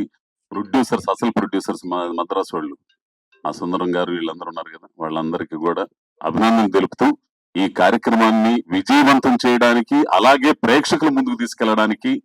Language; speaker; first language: Telugu; native; Telugu